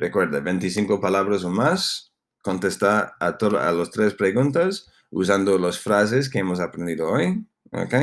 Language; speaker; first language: Spanish; non-native, fluent; English